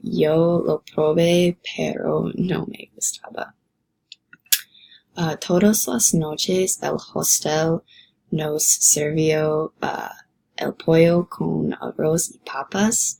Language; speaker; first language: Spanish; non-native, learner; English